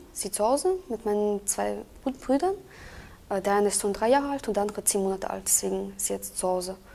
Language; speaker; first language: German; early bilingual, other home language; Russian